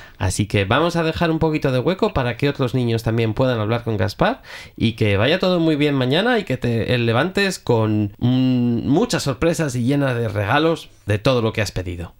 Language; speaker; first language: Spanish; native; Spanish